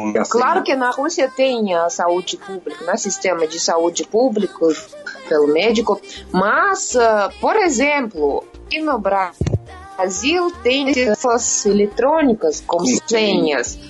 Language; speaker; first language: Portuguese; non-native, learner; Russian